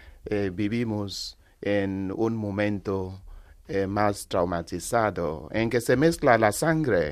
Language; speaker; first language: Spanish; non-native, learner; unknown